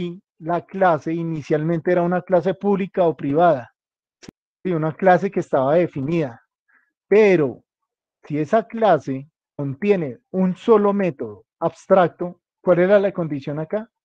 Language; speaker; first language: Spanish; native; Spanish